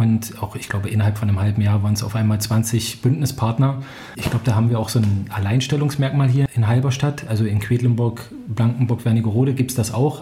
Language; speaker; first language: German; native; German